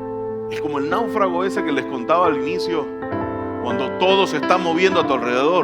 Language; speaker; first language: Spanish; native; Spanish